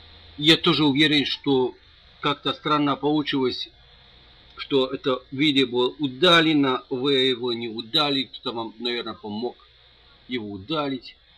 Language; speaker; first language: Russian; non-native, learner; English